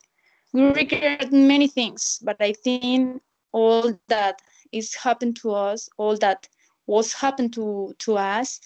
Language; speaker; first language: English; non-native, learner; Spanish